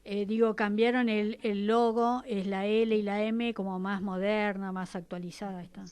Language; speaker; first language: Spanish; native; Spanish